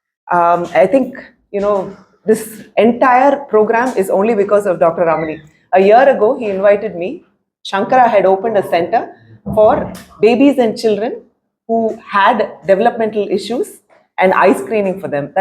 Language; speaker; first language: English; non-native, local second language; Tamil